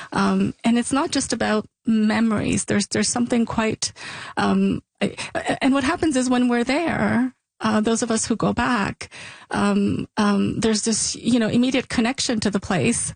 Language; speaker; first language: English; early bilingual, other home language; Sicilian